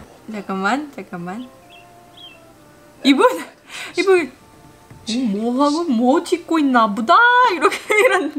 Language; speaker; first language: Korean; non-native, fluent; French